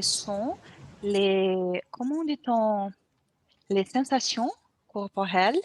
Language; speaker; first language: French; non-native, learner; Portuguese